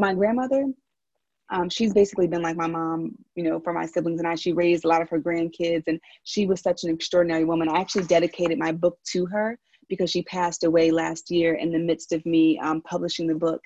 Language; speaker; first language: English; native; English